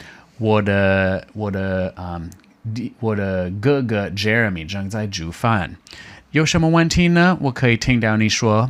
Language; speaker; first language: Chinese; non-native, fluent; English